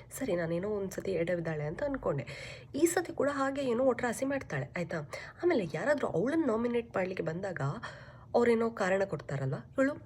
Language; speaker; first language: Kannada; native; Kannada